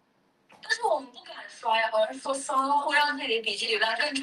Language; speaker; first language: Chinese; native; Chinese